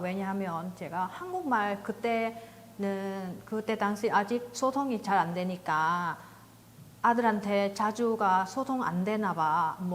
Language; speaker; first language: Korean; non-native, learner; Vietnamese